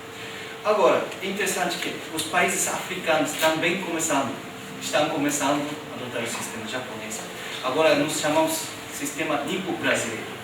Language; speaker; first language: Portuguese; non-native, fluent; Japanese